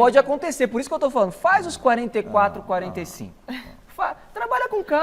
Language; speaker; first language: Portuguese; native; Portuguese